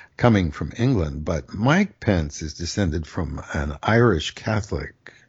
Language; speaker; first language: English; native; English